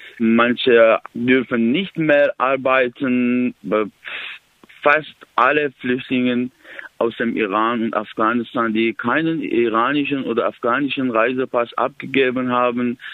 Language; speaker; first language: German; non-native, learner; Persian